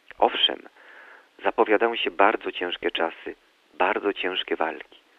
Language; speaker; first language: Polish; early bilingual, heritage; Polish